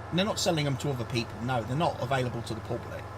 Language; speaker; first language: English; native; English